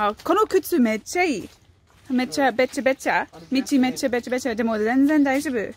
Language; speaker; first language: Japanese; non-native, learner; English